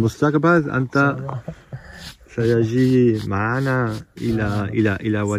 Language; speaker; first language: Arabic; non-native, learner; French